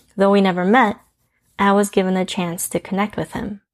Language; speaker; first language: English; early bilingual, other home language; Korean